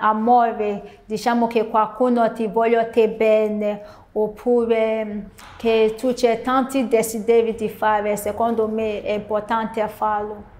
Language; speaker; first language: Italian; non-native, learner; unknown